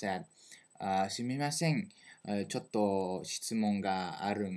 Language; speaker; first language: Japanese; non-native, learner; French